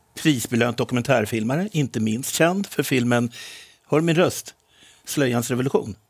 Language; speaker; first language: Swedish; native; Swedish